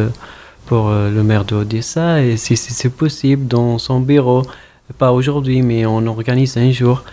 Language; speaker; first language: French; non-native, fluent; Arabic